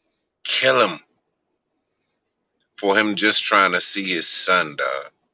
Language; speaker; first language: English; native; English